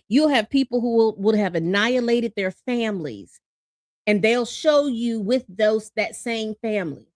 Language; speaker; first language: English; native; English